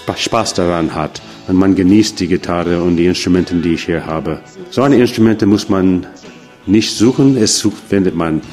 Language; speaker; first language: German; non-native, fluent; English